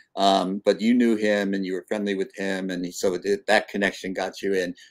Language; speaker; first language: English; native; English